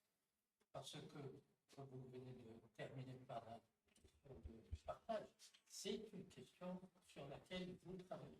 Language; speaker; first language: French; non-native, local second language; Arabic